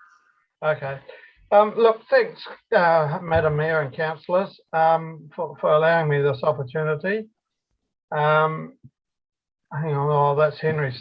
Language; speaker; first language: English; native; English